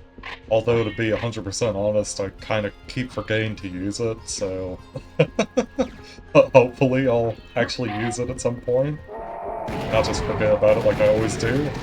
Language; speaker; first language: English; native; English